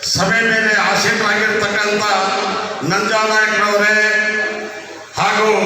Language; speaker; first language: Kannada; non-native, local second language; Lambadi